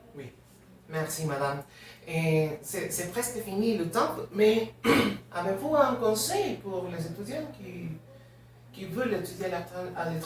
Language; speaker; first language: French; non-native, learner; Spanish